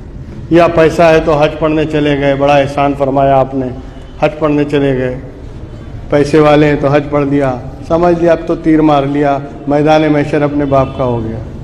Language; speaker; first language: Urdu; native; Urdu